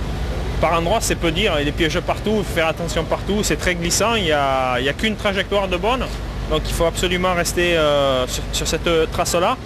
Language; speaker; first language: French; native; French